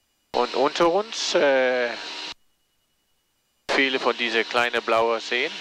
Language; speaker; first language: German; non-native, learner; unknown